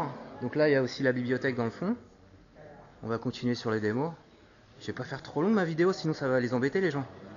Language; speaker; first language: French; native; French